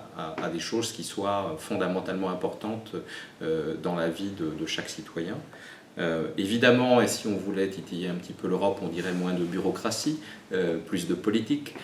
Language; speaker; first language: French; native; French